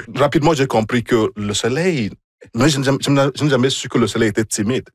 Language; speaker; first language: French; non-native, fluent; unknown